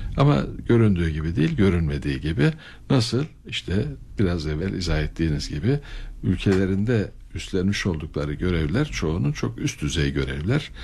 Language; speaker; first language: Turkish; native; Turkish